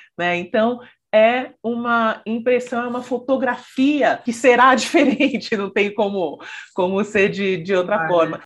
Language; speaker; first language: Portuguese; native; Portuguese